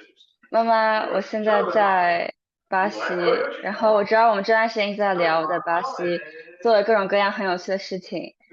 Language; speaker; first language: Chinese; early bilingual, heritage; Chinese